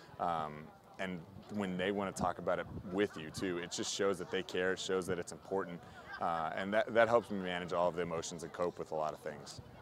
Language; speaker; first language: English; native; English